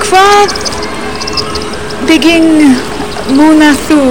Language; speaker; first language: Icelandic; non-native, learner; English